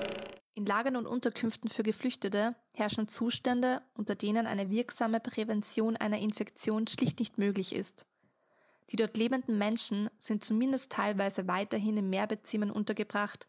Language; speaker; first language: German; native; German